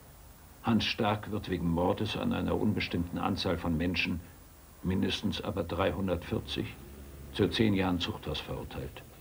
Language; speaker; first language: German; native; German